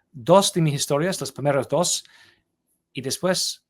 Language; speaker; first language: Spanish; non-native, learner; English